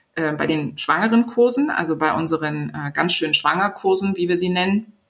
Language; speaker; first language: German; native; German